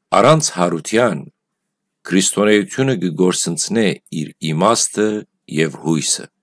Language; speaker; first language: Armenian; native; Armenian